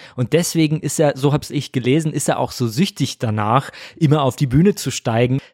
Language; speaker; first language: German; native; German